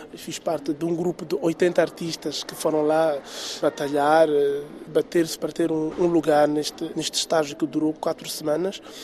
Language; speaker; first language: Portuguese; non-native, local second language; Tsonga